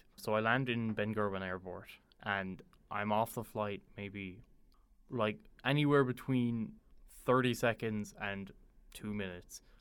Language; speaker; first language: English; native; English